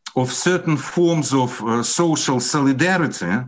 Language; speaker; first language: English; non-native, fluent; Russian